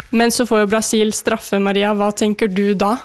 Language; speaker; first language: Norwegian; native; Norwegian